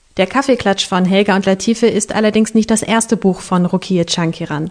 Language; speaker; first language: German; native; German